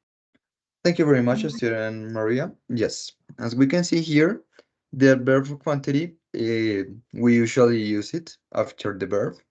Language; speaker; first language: English; non-native, fluent; Spanish